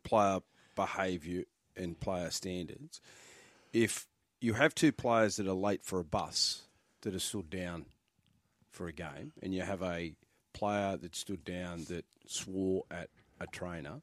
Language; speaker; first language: English; native; English